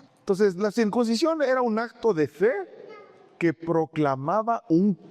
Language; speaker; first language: Spanish; native; Spanish